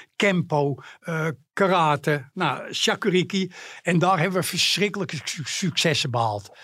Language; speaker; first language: Dutch; native; Dutch